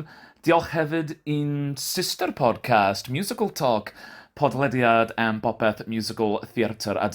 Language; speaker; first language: Welsh; non-native, learner; English